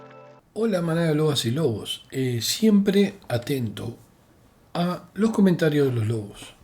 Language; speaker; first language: Spanish; native; Spanish